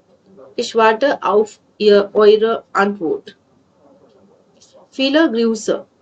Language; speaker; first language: German; non-native, learner; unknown